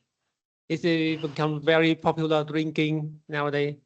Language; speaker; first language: English; non-native, learner; Vietnamese